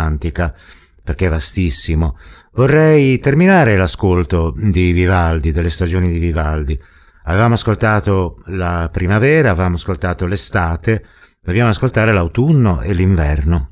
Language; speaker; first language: Italian; native; Italian